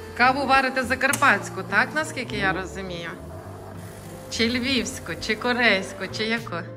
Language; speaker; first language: Ukrainian; native; Ukrainian